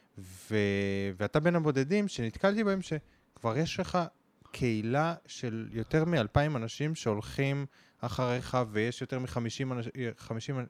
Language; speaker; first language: Hebrew; native; Hebrew